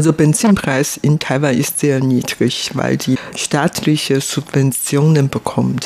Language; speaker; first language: German; non-native, fluent; Hakka Chinese